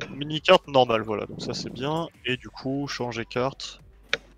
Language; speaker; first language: French; native; French